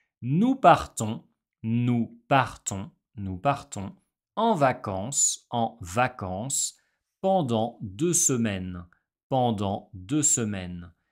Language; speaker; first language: French; non-native, fluent; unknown